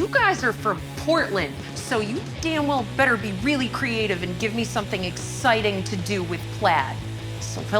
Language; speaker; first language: English; native; English